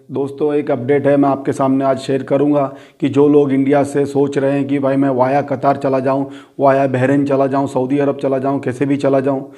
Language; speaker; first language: Hindi; native; Hindi